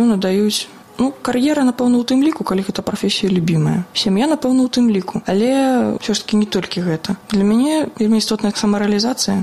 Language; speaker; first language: Belarusian; native; Belarusian